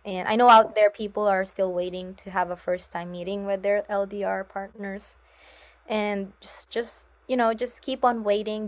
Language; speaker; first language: English; non-native, local second language; Filipino